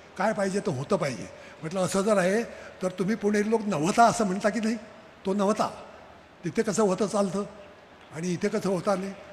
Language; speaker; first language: Marathi; native; Marathi